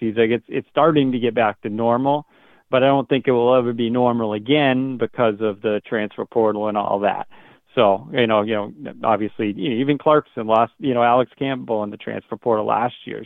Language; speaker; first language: English; native; English